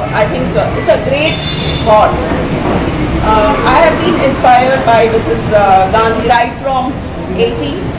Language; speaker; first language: English; non-native, local second language; Telugu